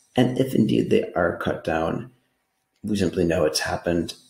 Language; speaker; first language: English; native; English